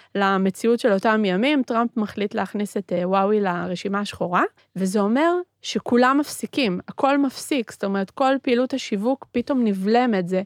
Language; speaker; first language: Hebrew; early bilingual, other home language; Spanish